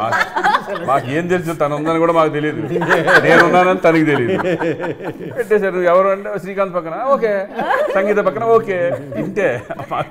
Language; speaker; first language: Telugu; native; Telugu